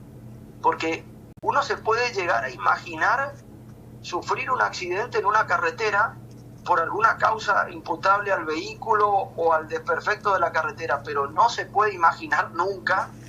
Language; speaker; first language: Spanish; native; Spanish